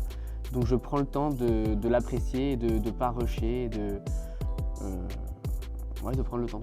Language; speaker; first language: French; native; French